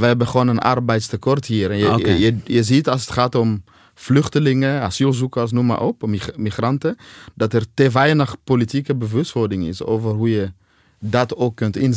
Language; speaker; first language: Dutch; non-native, fluent; Swahili